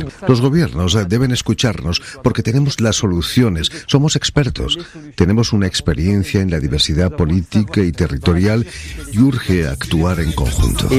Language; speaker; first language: Spanish; native; Spanish